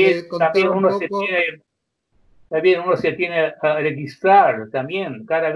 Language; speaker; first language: Spanish; non-native, fluent; Croatian